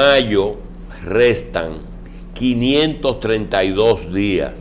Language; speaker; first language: Spanish; native; Spanish